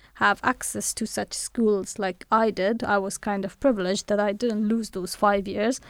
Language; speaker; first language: English; non-native, fluent; Persian